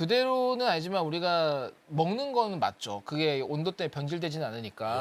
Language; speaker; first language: Korean; native; Korean